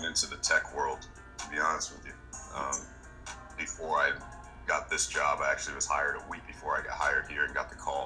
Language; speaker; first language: English; native; English